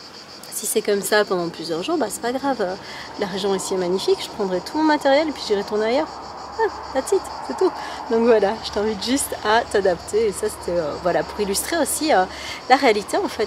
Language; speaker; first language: French; native; French